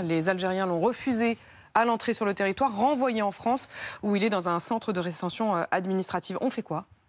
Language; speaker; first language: French; native; French